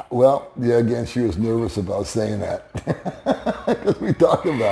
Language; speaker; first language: English; native; English